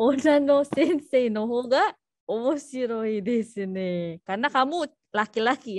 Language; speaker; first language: Japanese; non-native, fluent; Indonesian